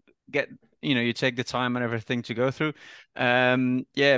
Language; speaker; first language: English; non-native, fluent; Dutch